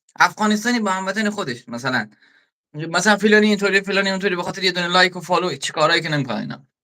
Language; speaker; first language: Persian; native; Persian